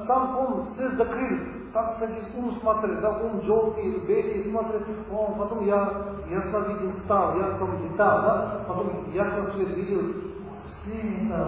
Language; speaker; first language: Russian; non-native, learner; Tibetan